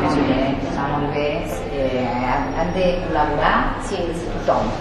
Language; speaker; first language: Catalan; non-native, learner; Spanish